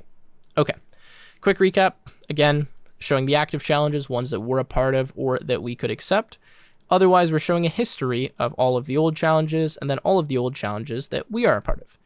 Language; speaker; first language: English; native; English